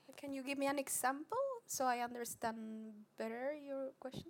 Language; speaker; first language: English; non-native, fluent; Spanish